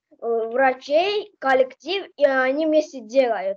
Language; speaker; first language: Russian; non-native, local second language; Azerbaijani